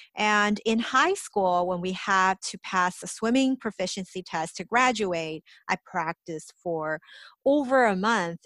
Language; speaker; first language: English; native; English